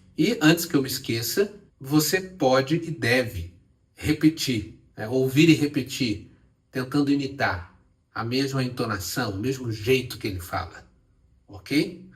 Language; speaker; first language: Portuguese; native; Portuguese